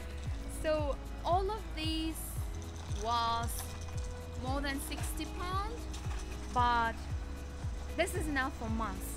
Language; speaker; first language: English; non-native, learner; Uzbek